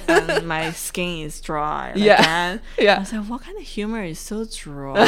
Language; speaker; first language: English; non-native, fluent; Chinese